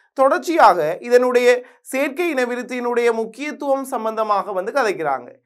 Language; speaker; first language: Tamil; native; Tamil